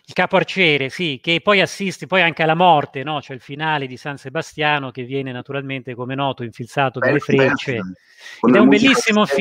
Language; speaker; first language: Italian; native; Italian